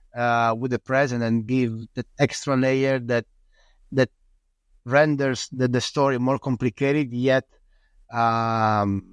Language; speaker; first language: English; non-native, fluent; Italian